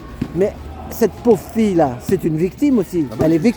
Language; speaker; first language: French; native; French